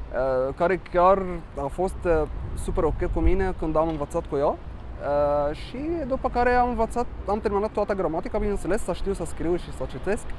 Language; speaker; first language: Romanian; non-native, fluent; Arabic